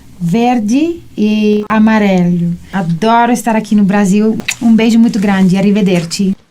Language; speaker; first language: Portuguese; non-native, learner; Italian